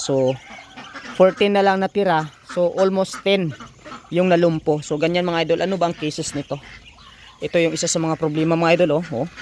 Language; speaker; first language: Filipino; non-native, local second language; Cebuano